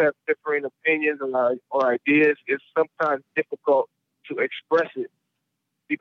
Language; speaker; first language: English; native; English